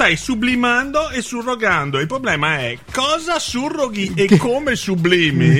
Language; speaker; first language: Italian; native; Italian